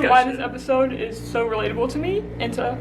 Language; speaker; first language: English; native; English